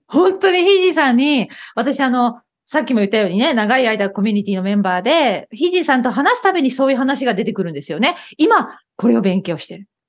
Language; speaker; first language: Japanese; native; Japanese